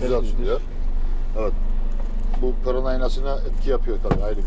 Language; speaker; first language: Turkish; native; Turkish